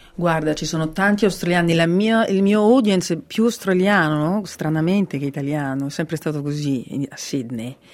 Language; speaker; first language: Italian; early bilingual, heritage; Italian